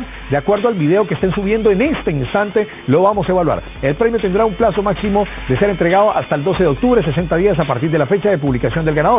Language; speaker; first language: Spanish; native; Spanish